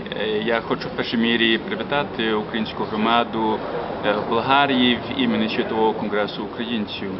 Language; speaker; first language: Ukrainian; early bilingual, heritage; Ukrainian